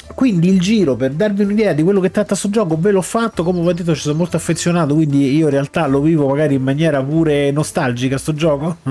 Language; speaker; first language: Italian; native; Italian